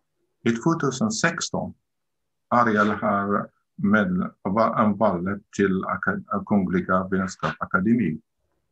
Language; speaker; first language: Swedish; non-native, learner; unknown